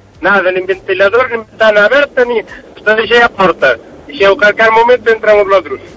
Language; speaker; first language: Galician; native; Galician